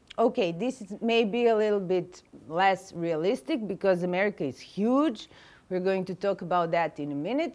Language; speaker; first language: English; non-native, fluent; Serbian